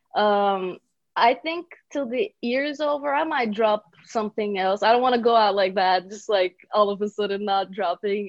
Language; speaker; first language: English; early bilingual, other home language; Bulgarian